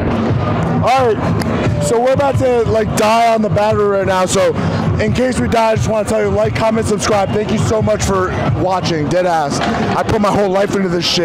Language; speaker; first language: English; native; English